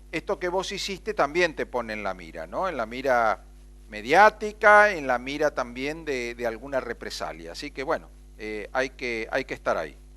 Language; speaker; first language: Spanish; native; Spanish